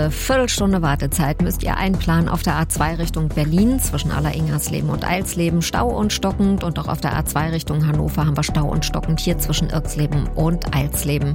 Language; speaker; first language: German; native; German